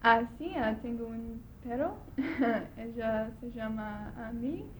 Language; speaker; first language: Spanish; non-native, learner; English